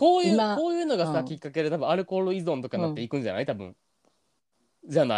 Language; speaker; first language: Japanese; native; Japanese